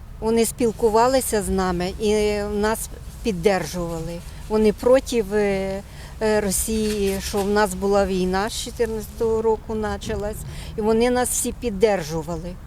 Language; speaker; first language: Ukrainian; non-native, local second language; Russian